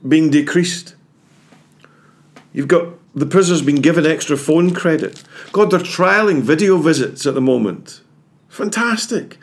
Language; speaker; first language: English; native; English